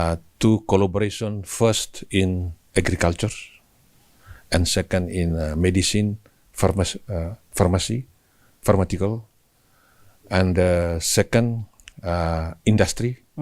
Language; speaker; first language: English; non-native, learner; Indonesian